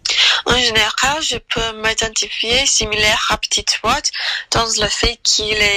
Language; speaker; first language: French; non-native, learner; English